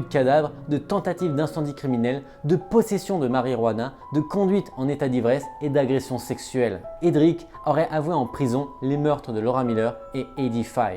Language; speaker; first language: French; native; French